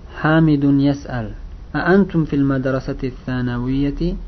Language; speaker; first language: Arabic; non-native, fluent; Uzbek